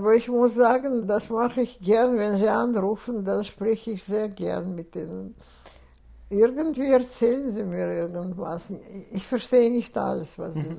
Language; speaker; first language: German; non-native, fluent; Russian